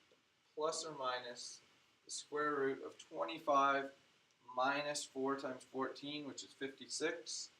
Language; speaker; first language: English; native; English